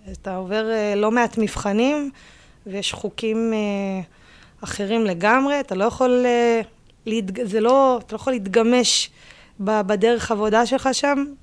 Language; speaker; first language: Hebrew; early bilingual, other home language; English